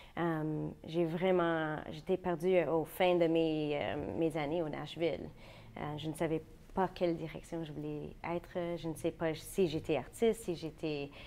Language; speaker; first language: French; non-native, fluent; English